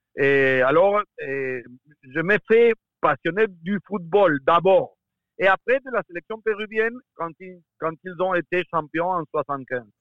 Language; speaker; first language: French; non-native, fluent; Spanish